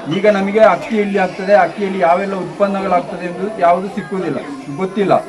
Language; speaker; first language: Kannada; non-native, local second language; Tulu